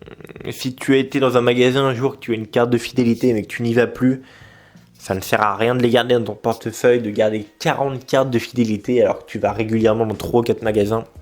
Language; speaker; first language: French; native; French